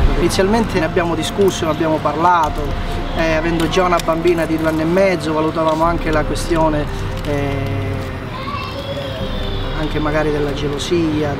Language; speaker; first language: Italian; native; Italian